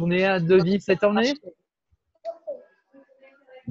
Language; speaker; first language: French; non-native, fluent; Portuguese